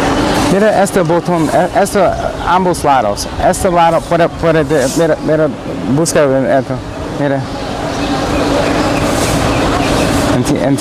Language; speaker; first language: Spanish; non-native, learner; English